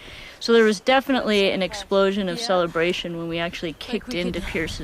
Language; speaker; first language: English; native; English